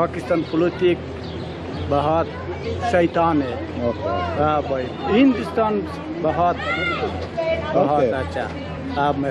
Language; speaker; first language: Hindi; non-native, learner; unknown